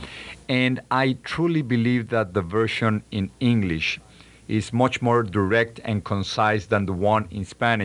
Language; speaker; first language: English; non-native, fluent; Spanish